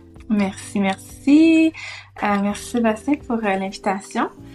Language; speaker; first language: French; native; French